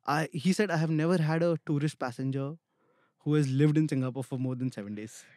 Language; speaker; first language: English; non-native, local second language; Hindi